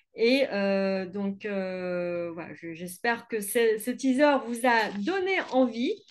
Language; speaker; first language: French; non-native, fluent; Vietnamese